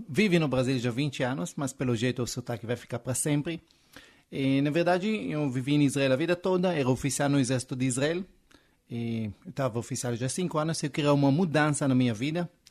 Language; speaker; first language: Portuguese; non-native, fluent; Hebrew